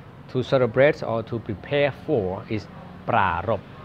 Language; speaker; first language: English; non-native, fluent; Khmer